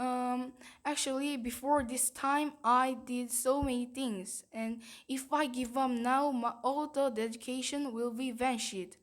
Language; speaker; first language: English; non-native, learner; Korean